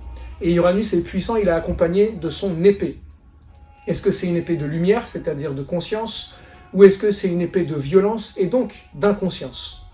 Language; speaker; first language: French; native; French